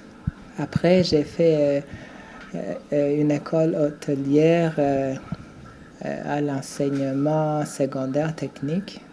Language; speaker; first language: French; non-native, local second language; Rundi